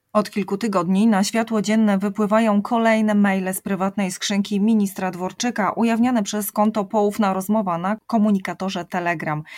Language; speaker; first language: Polish; native; Polish